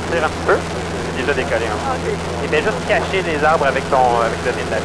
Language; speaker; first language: French; native; French